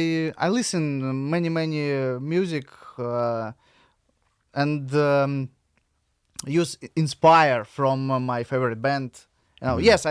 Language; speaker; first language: English; non-native, learner; Russian